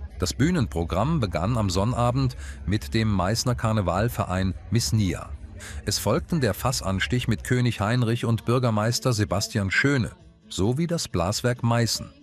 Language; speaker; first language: German; native; German